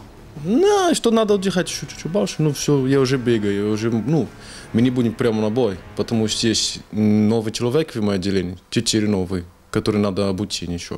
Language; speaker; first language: Russian; non-native, learner; Portuguese